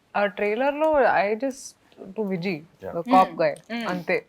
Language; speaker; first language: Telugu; non-native, local second language; Hindi